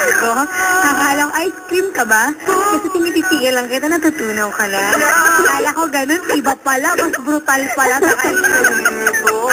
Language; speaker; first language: Filipino; non-native, local second language; Waray